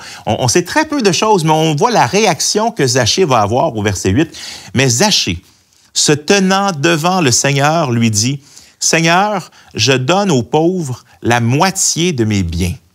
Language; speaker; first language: French; native; French